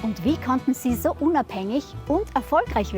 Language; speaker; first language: German; native; German